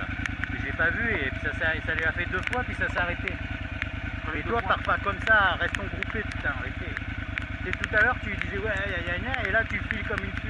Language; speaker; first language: French; native; French